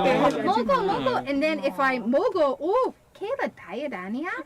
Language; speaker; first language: Korean; non-native, learner; English